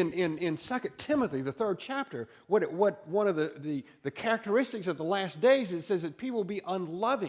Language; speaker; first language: English; native; English